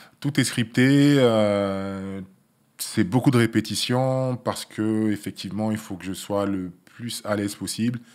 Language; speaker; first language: French; early bilingual, other home language; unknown